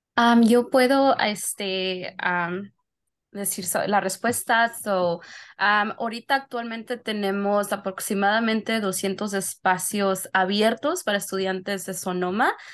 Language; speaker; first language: Spanish; early bilingual, heritage; Spanish